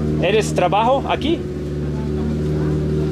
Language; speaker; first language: Spanish; non-native, learner; English